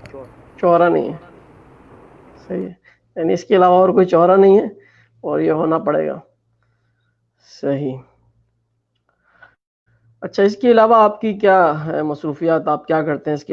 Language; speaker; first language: Hindi; non-native, fluent; Urdu